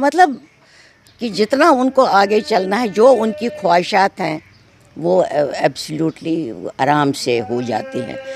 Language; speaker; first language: Urdu; non-native, local second language; Kashmiri